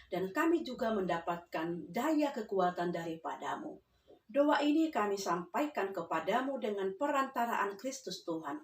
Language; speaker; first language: Indonesian; native; Indonesian